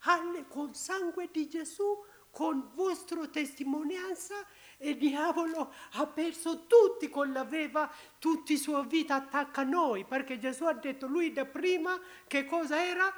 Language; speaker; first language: Italian; non-native, learner; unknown